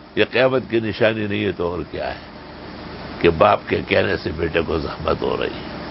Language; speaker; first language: Urdu; non-native, local second language; Pashto